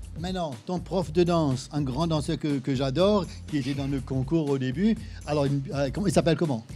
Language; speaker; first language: French; non-native, local second language; Morisyen